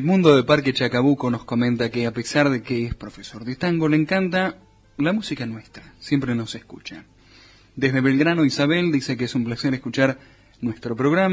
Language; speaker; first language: Spanish; native; Spanish